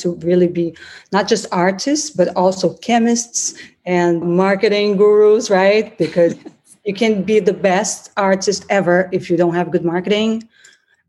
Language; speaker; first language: English; non-native, fluent; Portuguese